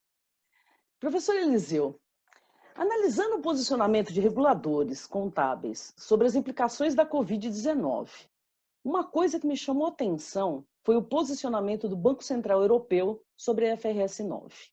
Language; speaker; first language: Portuguese; native; Portuguese